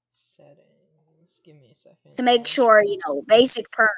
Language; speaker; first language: English; native; English